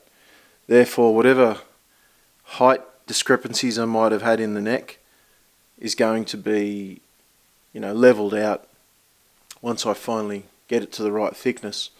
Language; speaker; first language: English; native; English